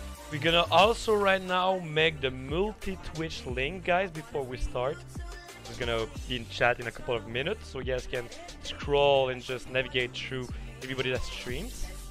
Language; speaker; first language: English; non-native, fluent; French